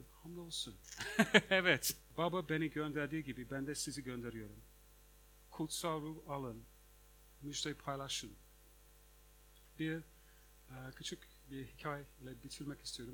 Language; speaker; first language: Turkish; non-native, fluent; English